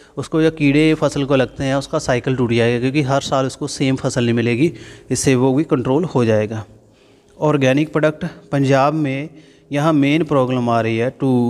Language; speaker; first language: Hindi; non-native, local second language; Punjabi